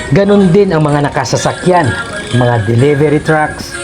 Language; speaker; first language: Filipino; non-native, local second language; Hiligaynon